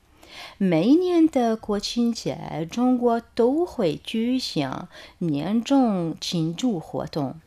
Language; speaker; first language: Chinese; non-native, fluent; Arabic